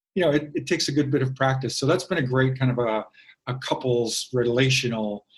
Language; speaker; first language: English; native; English